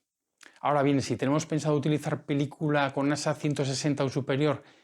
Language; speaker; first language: Spanish; native; Spanish